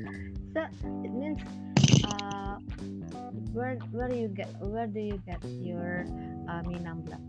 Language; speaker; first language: English; non-native, learner; Indonesian